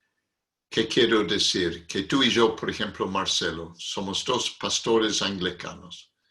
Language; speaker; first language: Spanish; non-native, fluent; English